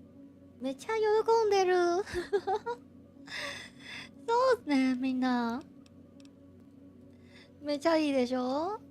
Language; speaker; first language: Japanese; non-native, fluent; Chinese